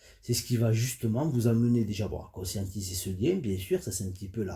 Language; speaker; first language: French; native; French